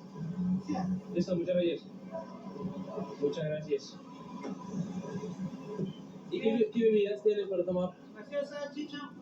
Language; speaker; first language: Spanish; non-native, learner; English